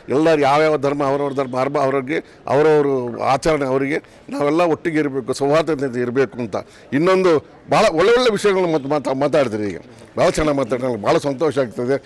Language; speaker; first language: Kannada; non-native, local second language; Urdu